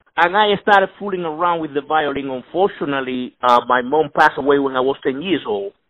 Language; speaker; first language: English; non-native, fluent; Spanish